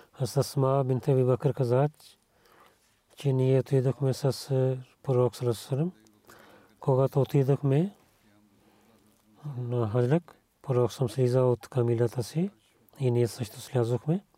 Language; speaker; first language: Bulgarian; non-native, learner; Urdu